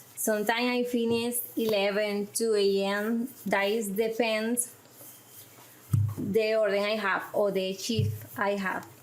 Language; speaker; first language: English; non-native, learner; Spanish